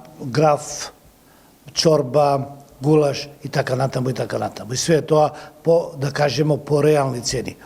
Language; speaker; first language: Macedonian; non-native, local second language; Serbian